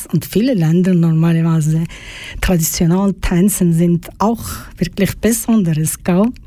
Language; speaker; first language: German; non-native, learner; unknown